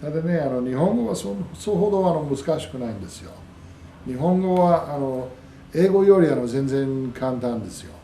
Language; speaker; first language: Japanese; non-native, fluent; English